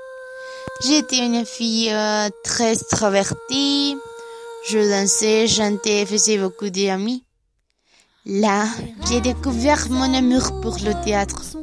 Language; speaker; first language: French; non-native, learner; Spanish